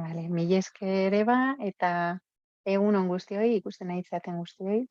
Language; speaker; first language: Basque; non-native, local second language; Spanish